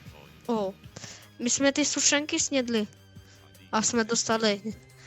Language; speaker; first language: Czech; early bilingual, other home language; Russian